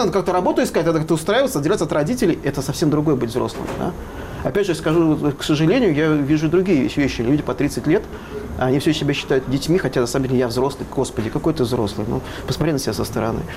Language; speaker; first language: Russian; native; Russian